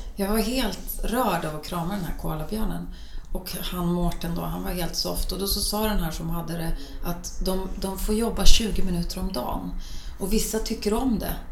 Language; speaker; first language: Swedish; native; Swedish